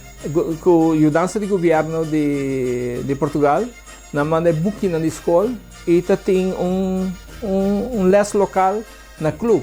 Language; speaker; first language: Portuguese; early bilingual, heritage; Portuguese